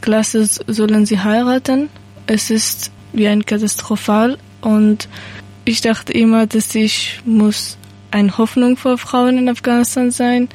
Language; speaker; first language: German; non-native, learner; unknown